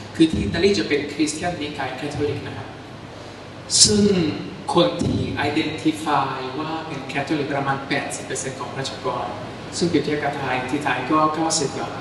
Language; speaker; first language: Thai; non-native, fluent; Italian